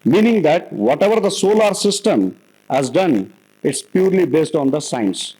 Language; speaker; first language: English; non-native, local second language; Kannada